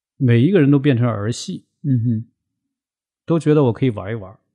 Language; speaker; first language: Chinese; native; Chinese